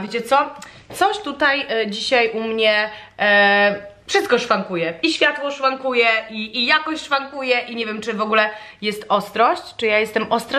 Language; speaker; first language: Polish; native; Polish